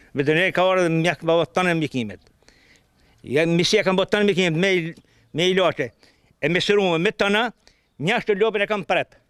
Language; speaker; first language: Albanian; native; Albanian